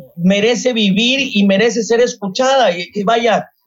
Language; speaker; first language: Spanish; native; Spanish